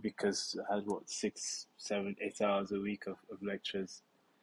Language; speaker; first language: English; non-native, local second language; Yoruba